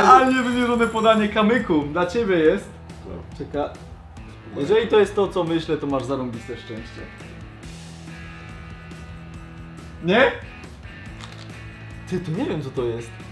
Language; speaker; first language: Polish; native; Polish